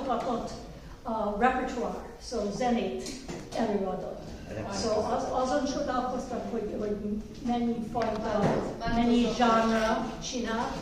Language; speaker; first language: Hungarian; early bilingual, heritage; Hungarian